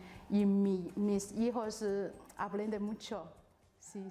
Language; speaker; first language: Spanish; non-native, learner; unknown